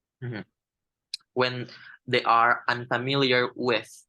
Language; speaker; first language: English; non-native, fluent; Indonesian